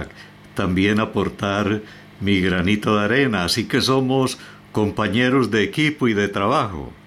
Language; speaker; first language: Spanish; native; Spanish